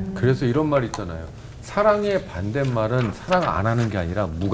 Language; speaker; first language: Korean; native; Korean